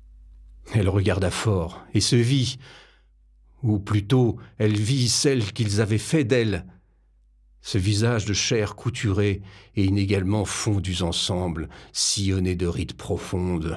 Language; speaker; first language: French; native; French